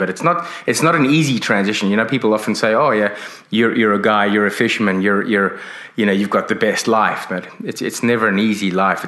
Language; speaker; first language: English; native; English